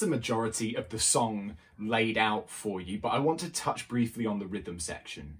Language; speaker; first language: English; native; English